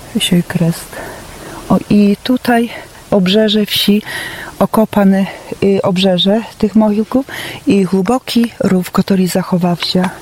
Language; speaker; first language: Polish; non-native, local second language; Belarusian